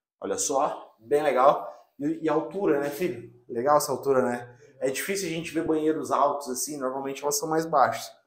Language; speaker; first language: Portuguese; native; Portuguese